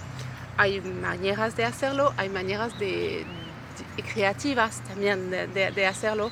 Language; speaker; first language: Spanish; non-native, fluent; French